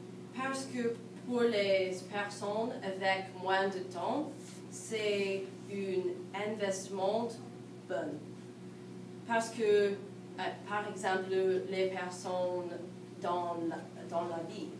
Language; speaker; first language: French; non-native, learner; English